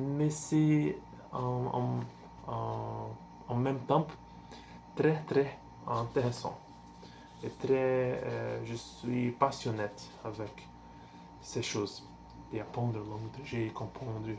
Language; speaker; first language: French; non-native, learner; Portuguese